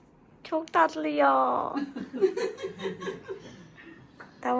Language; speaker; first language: Turkish; non-native, learner; Hindi